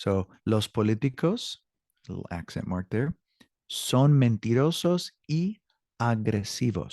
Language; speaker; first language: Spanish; non-native, fluent; English